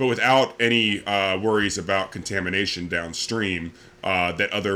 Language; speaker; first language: English; native; English